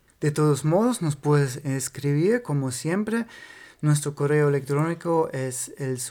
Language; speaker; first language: Spanish; non-native, fluent; German